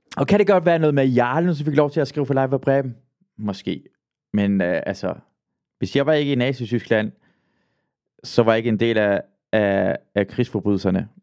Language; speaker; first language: Danish; early bilingual, other home language; Persian